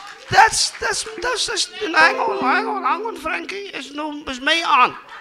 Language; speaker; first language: English; non-native, local second language; Afrikaans